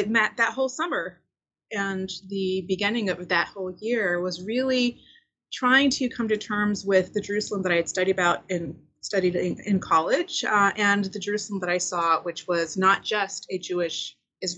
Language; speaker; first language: English; early bilingual, other home language; Spanish